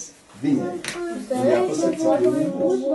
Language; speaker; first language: Latvian; native; Latvian